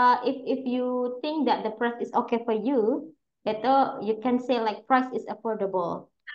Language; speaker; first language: English; non-native, fluent; Indonesian